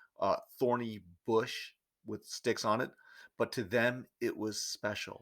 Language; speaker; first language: English; native; English